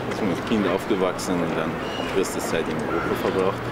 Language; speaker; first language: German; non-native, fluent; Persian